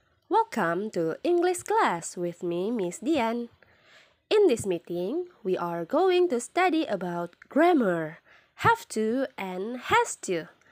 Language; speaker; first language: English; non-native, fluent; Indonesian